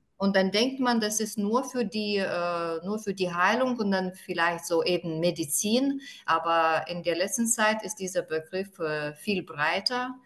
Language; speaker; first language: German; non-native, fluent; Lithuanian